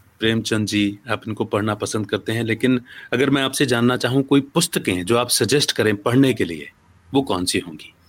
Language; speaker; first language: Hindi; native; Hindi